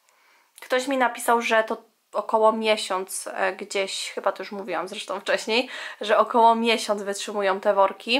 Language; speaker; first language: Polish; native; Polish